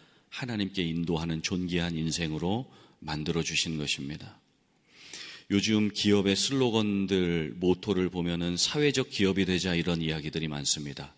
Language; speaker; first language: Korean; native; Korean